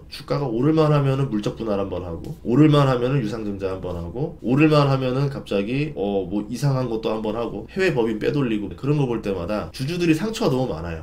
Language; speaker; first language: Korean; native; Korean